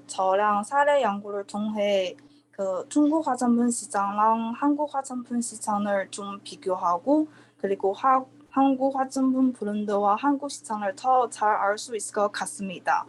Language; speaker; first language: Korean; non-native, fluent; Chinese